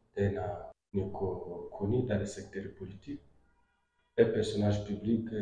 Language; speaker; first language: French; non-native, local second language; Swahili